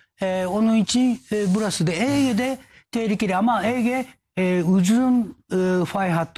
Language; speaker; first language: Turkish; non-native, learner; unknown